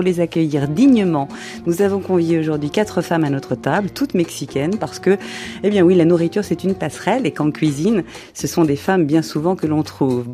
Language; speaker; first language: French; native; French